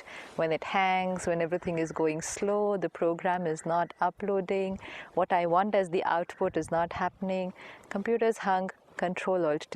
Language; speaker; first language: English; non-native, local second language; Hindi